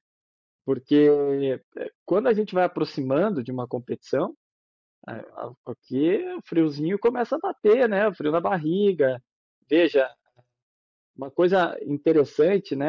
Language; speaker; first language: Portuguese; native; Portuguese